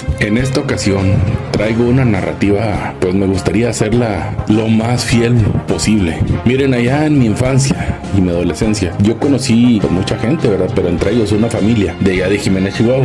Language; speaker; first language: Spanish; native; Spanish